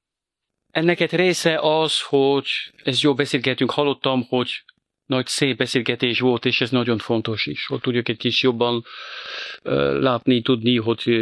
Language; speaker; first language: Hungarian; non-native, fluent; French